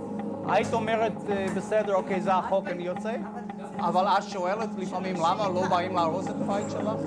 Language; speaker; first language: Hebrew; non-native, fluent; English